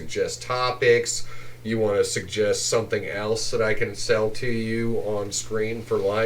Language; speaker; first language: English; native; English